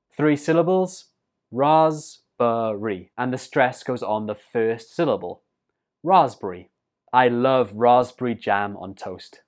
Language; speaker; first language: English; native; English